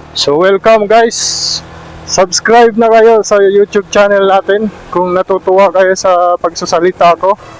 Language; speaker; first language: Filipino; non-native, local second language; Cebuano